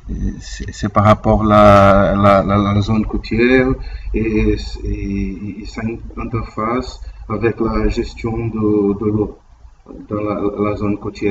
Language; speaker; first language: French; non-native, learner; Portuguese